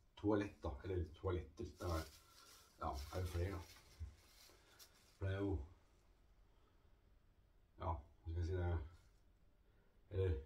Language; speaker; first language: Norwegian; native; Norwegian